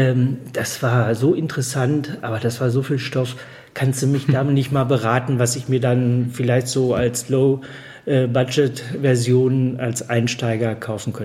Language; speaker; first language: German; native; German